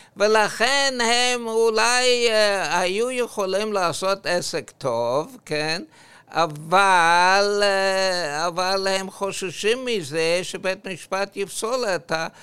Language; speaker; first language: Hebrew; non-native, fluent; English